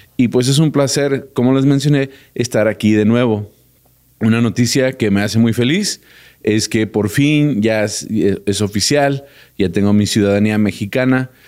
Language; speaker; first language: Spanish; early bilingual, heritage; Spanish